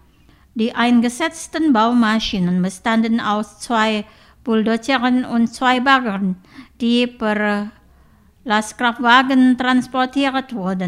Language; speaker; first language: German; non-native, fluent; Indonesian